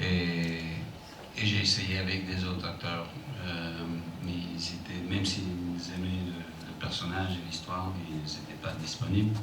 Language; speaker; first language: French; non-native, fluent; English